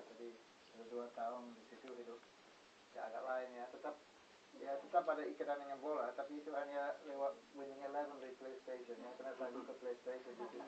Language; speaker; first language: Indonesian; non-native, fluent; English